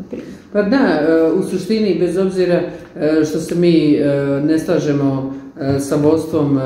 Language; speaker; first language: Serbian; native; Serbian